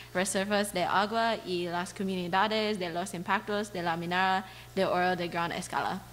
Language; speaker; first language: Spanish; non-native, learner; English